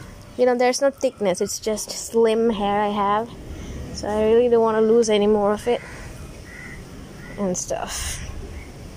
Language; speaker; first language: English; non-native, local second language; Tamil